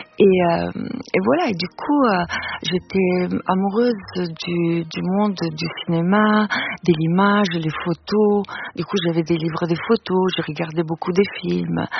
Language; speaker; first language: French; non-native, fluent; Italian